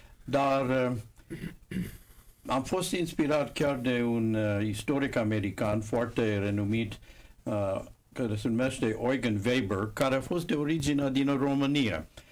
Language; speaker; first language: Romanian; non-native, fluent; English